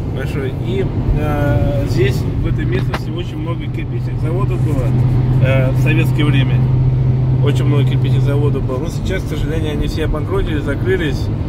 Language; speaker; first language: Russian; non-native, local second language; Tatar